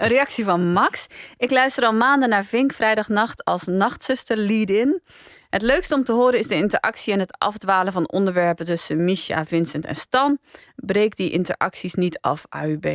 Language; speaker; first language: Dutch; native; Dutch